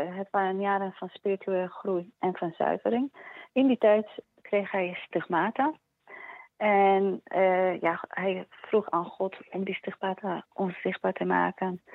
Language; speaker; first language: Dutch; early bilingual, other home language; Polish